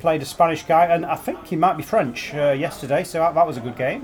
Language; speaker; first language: English; native; English